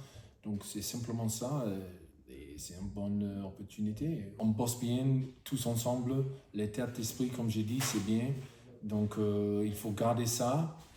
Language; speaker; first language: French; non-native, fluent; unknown